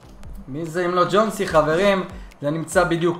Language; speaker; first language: Hebrew; native; Hebrew